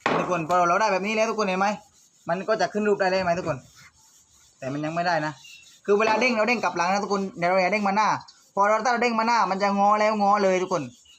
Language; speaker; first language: Thai; native; Thai